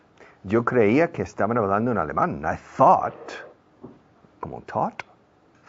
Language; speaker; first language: Spanish; non-native, fluent; English